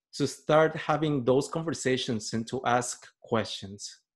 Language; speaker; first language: English; non-native, fluent; Spanish